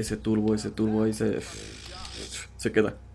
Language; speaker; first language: Spanish; native; Spanish